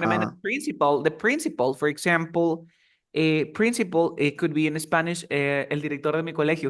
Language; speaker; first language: English; non-native, fluent; Spanish